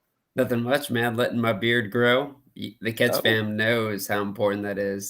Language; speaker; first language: English; native; English